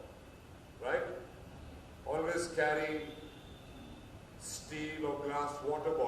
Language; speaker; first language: English; non-native, local second language; Hindi